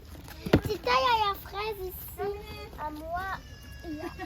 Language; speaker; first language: French; early bilingual, other home language; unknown